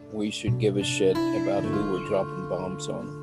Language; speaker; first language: English; native; English